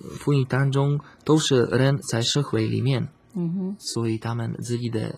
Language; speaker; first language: Chinese; non-native, fluent; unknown